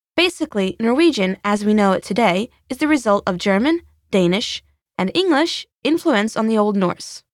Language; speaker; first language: English; non-native, fluent; Swedish